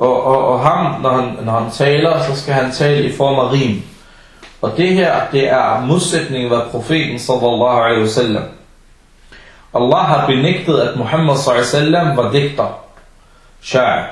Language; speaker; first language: Danish; non-native, fluent; Arabic